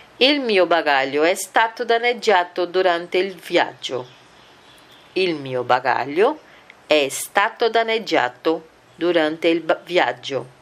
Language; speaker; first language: Italian; non-native, fluent; Portuguese